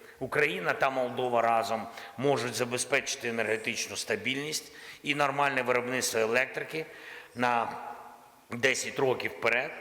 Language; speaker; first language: Ukrainian; non-native, local second language; Russian